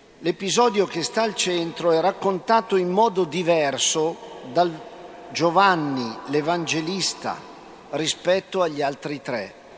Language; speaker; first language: Italian; native; Italian